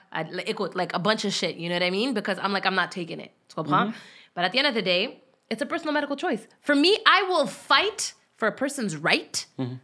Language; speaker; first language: English; native; English